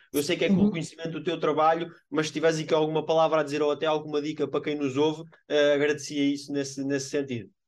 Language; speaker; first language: Portuguese; native; Portuguese